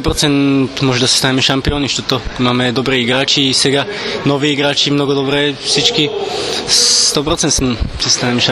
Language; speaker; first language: Bulgarian; non-native, learner; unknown